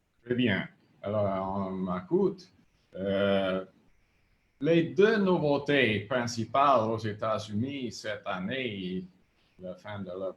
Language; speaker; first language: French; non-native, fluent; English